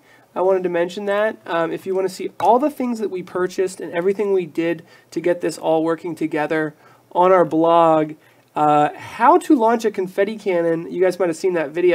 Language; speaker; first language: English; native; English